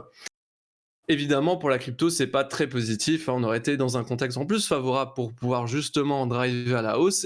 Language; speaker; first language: French; native; French